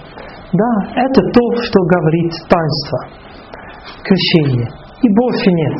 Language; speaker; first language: Russian; non-native, fluent; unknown